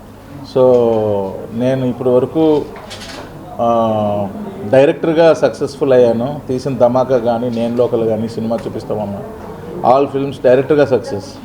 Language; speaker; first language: Telugu; native; Telugu